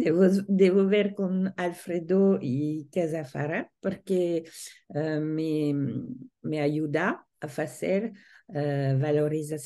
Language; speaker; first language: Portuguese; non-native, learner; Spanish